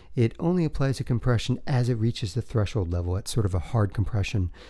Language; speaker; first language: English; native; English